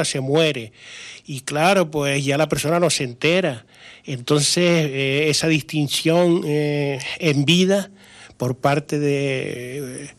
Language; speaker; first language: Spanish; native; Spanish